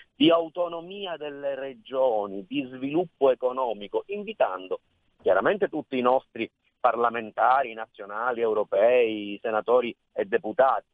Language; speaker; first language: Italian; native; Italian